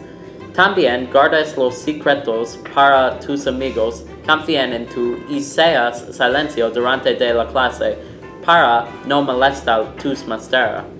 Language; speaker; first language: Spanish; non-native, learner; English